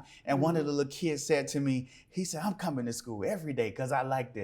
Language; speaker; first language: English; native; English